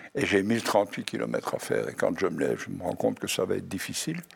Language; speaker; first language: French; native; French